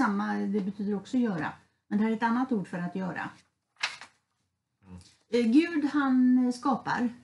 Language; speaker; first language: Swedish; native; Swedish